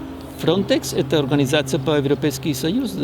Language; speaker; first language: Russian; non-native, fluent; Spanish